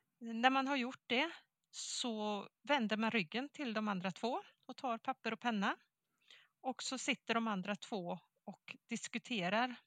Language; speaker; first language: Swedish; native; Swedish